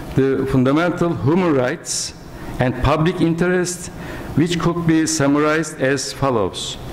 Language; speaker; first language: English; non-native, fluent; Turkish